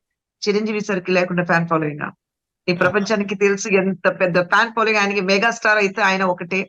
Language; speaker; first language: Telugu; non-native, fluent; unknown